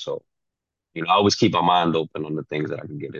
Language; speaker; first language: English; early bilingual, other home language; Spanish